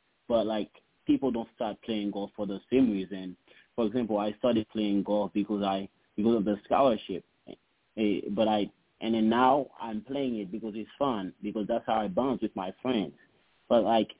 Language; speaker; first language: English; non-native, fluent; Haitian Creole